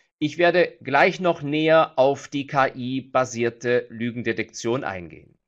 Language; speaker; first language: German; native; German